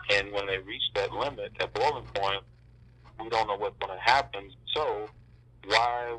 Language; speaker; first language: English; native; English